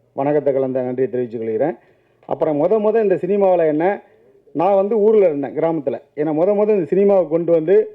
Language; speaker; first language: Tamil; native; Tamil